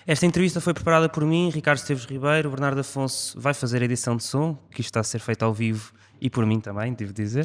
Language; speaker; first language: Portuguese; native; Portuguese